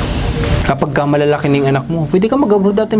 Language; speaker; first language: Filipino; native; Filipino